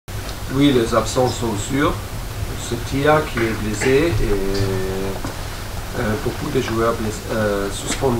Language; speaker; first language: French; non-native, fluent; German